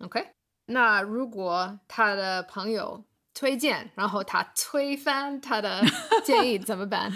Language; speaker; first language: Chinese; non-native, learner; English